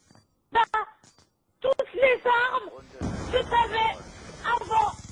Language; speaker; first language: French; native; French